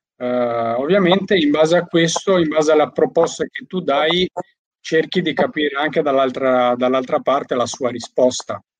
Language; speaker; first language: Italian; early bilingual, other home language; Albanian